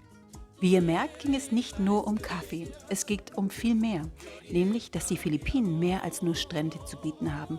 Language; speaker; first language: German; early bilingual, other home language; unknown